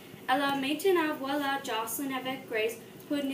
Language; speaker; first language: French; non-native, learner; English